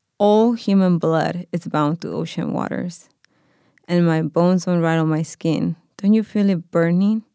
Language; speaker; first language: English; non-native, fluent; Spanish